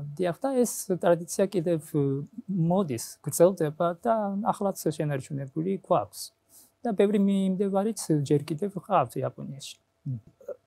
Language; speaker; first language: Georgian; non-native, fluent; Japanese